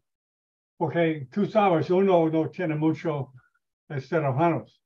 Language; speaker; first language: Spanish; non-native, learner; English